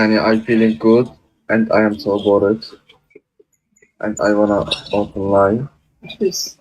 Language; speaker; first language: English; non-native, learner; Turkish